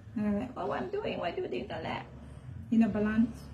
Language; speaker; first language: English; non-native, learner; Thai